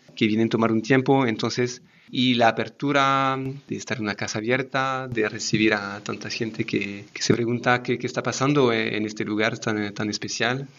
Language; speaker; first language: Spanish; non-native, fluent; French